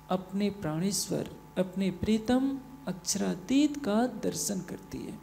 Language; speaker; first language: Hindi; native; Hindi